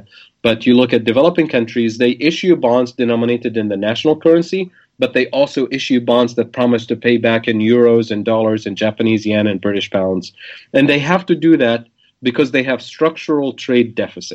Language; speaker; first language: English; non-native, fluent; Arabic